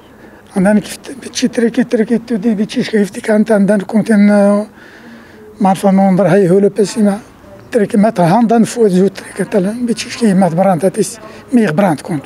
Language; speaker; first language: Dutch; non-native, learner; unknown